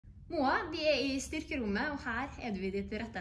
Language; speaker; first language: Norwegian; native; Norwegian